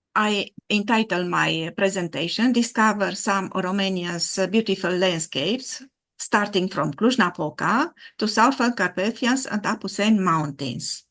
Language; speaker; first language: English; non-native, fluent; Romanian